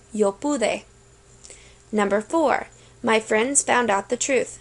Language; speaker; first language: English; native; English